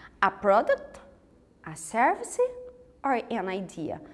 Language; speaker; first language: English; non-native, fluent; Portuguese